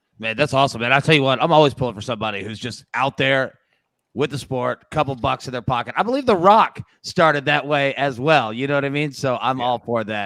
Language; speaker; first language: English; native; English